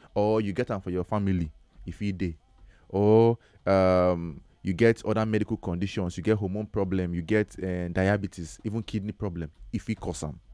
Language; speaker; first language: Nigerian Pidgin; native; Nigerian Pidgin